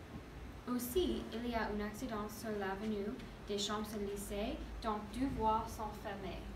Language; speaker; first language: French; non-native, learner; English